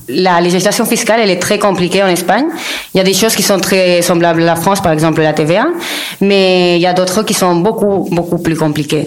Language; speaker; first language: French; non-native, local second language; Spanish